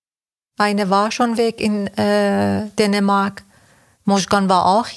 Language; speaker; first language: German; non-native, fluent; Persian